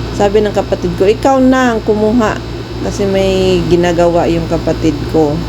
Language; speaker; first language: Filipino; non-native, local second language; Cebuano